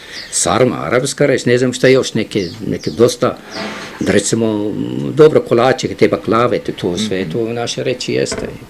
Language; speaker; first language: Croatian; non-native, fluent; Arabic